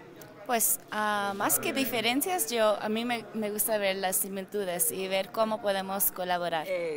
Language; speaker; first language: Spanish; non-native, learner; English